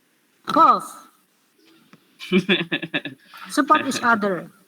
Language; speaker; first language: English; non-native, learner; Indonesian